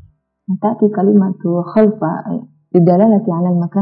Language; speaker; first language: Arabic; non-native, fluent; Indonesian